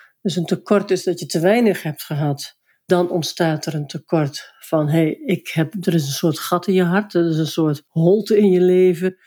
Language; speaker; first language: Dutch; native; Dutch